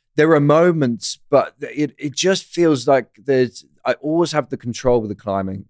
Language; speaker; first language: English; native; English